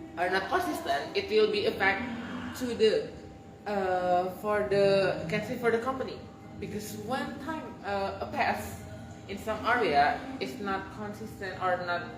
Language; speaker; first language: English; non-native, learner; Indonesian